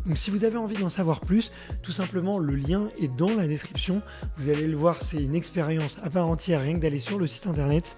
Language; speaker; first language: French; native; French